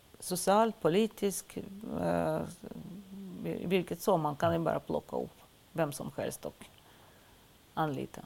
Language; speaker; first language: Swedish; non-native, fluent; Russian